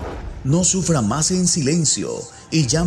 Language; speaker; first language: Spanish; native; Spanish